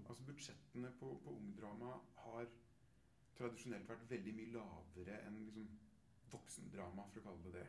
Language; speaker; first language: Norwegian; native; Norwegian